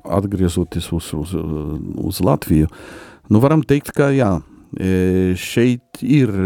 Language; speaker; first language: Latvian; non-native, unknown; Polish